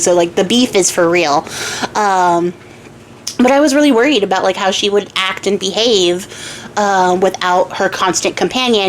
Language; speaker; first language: English; native; English